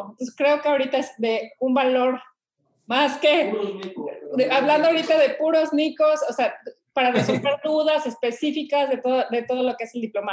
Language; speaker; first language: Spanish; native; Spanish